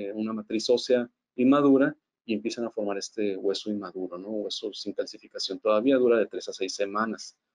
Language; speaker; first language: Spanish; native; Spanish